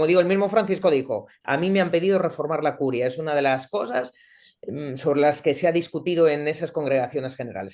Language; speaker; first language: Spanish; native; Spanish